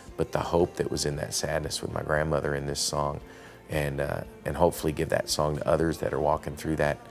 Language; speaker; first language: English; native; English